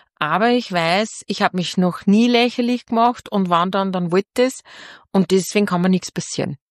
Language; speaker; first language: German; native; German